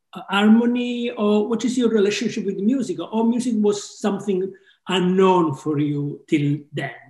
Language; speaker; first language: English; non-native, fluent; Italian